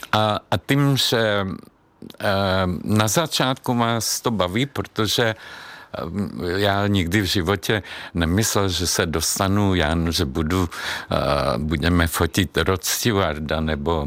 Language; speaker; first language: Czech; non-native, fluent; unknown